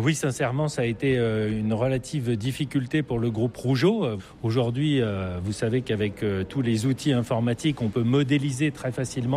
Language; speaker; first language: French; native; French